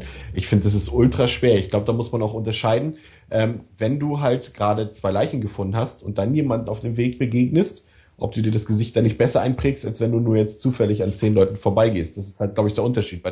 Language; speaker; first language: German; native; German